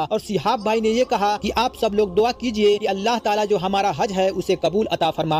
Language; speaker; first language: Hindi; native; Hindi